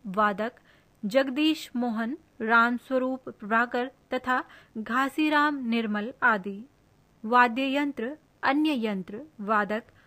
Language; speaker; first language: Hindi; native; Hindi